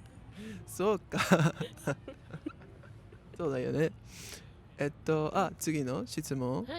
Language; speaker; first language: Japanese; non-native, learner; English